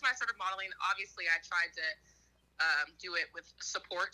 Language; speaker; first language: English; native; English